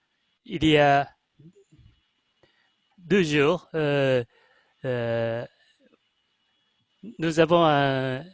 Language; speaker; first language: French; non-native, learner; Russian